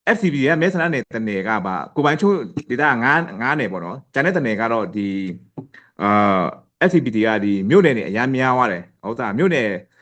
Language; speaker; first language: Burmese; non-native, local second language; Pa'o Karen